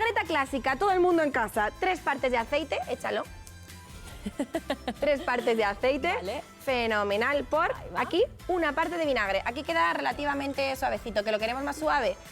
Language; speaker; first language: Spanish; native; Spanish